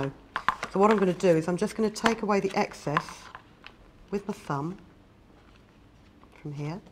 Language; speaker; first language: English; native; English